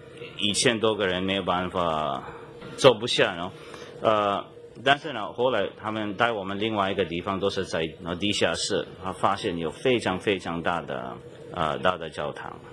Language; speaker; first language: Chinese; non-native, fluent; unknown